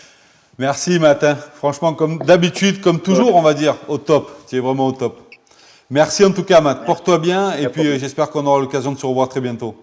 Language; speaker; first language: French; native; French